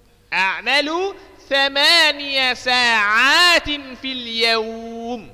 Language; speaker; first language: Arabic; non-native, fluent; Indonesian